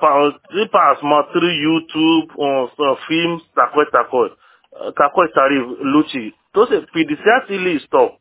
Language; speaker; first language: Russian; non-native, learner; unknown